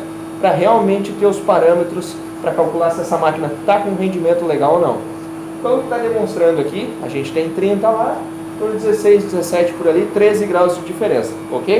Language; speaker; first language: Portuguese; native; Portuguese